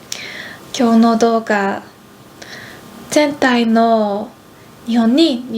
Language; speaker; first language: Japanese; non-native, fluent; Dutch